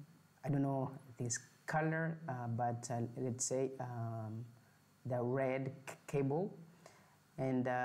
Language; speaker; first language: English; non-native, fluent; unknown